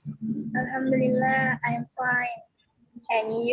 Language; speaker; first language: English; non-native, learner; Indonesian